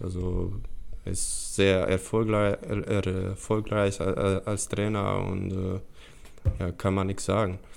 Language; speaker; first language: German; non-native, fluent; Bosnian